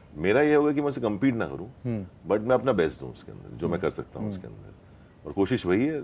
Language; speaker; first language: Hindi; non-native, local second language; Marathi